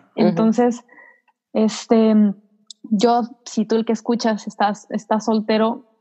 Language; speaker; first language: Spanish; native; Spanish